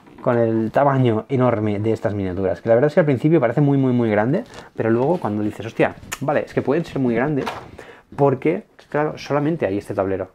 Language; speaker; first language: Spanish; native; Spanish